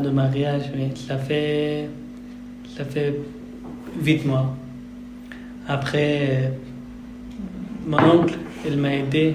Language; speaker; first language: French; non-native, learner; Persian